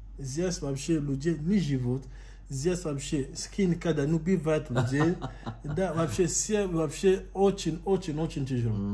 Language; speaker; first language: Russian; non-native, learner; Lingala